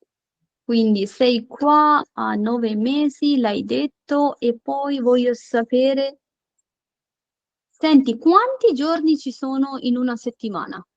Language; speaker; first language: Italian; non-native, fluent; Urdu